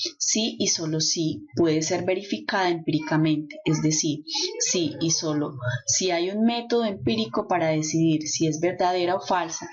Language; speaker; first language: Spanish; native; Spanish